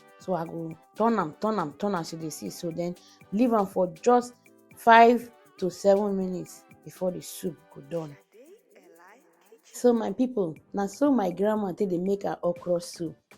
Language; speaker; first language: Nigerian Pidgin; non-native, local second language; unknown